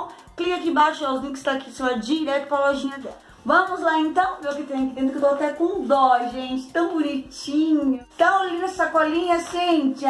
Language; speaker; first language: Portuguese; native; Portuguese